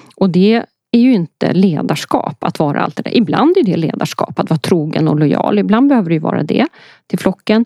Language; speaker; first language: Swedish; early bilingual, other home language; Polish